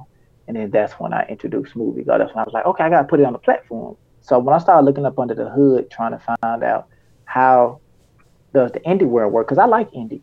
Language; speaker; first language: English; native; English